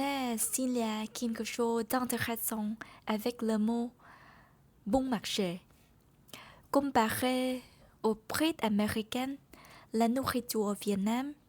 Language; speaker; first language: French; non-native, learner; Vietnamese